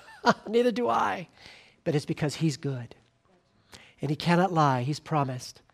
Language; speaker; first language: English; native; English